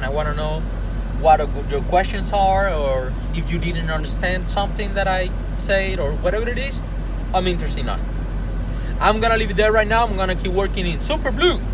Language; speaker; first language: English; non-native, fluent; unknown